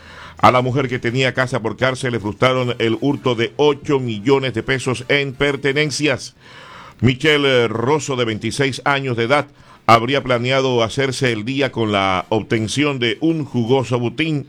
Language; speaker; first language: Spanish; native; Spanish